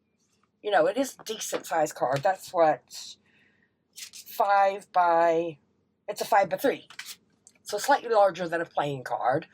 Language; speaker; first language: English; native; English